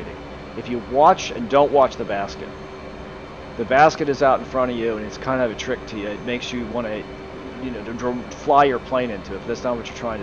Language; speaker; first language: English; native; English